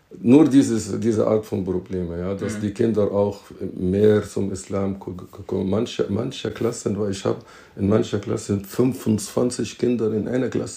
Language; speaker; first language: German; non-native, fluent; Arabic